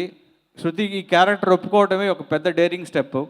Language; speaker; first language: Telugu; native; Telugu